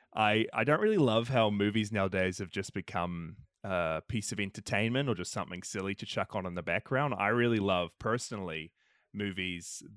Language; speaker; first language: English; native; English